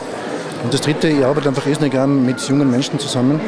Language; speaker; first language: German; native; German